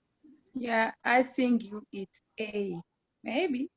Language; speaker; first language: English; non-native, learner; French